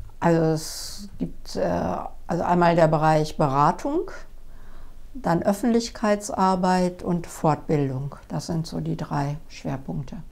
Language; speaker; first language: German; native; German